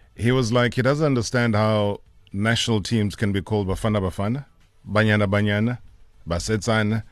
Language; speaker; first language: English; non-native, local second language; Zulu